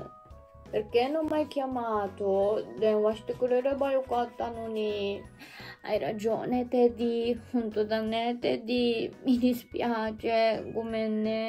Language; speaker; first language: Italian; non-native, fluent; Japanese